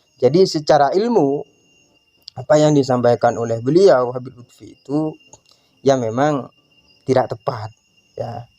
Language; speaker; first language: Indonesian; non-native, local second language; Madurese